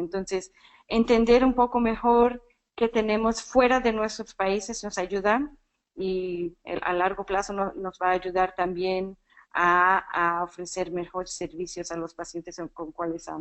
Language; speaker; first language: Spanish; non-native, fluent; English